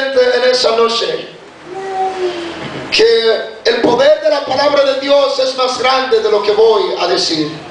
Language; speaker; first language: Spanish; native; Spanish